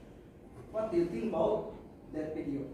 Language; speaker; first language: English; non-native, learner; Indonesian